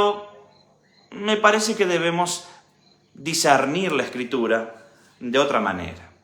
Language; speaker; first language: Spanish; native; Spanish